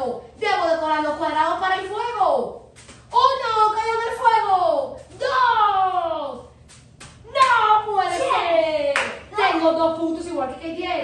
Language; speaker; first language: Spanish; native; Spanish